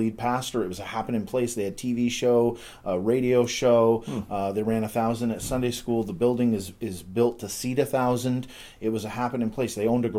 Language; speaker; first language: English; native; English